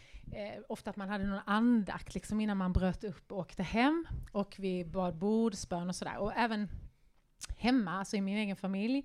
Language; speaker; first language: Swedish; native; Swedish